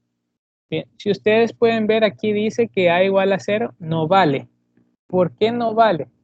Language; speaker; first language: Spanish; native; Spanish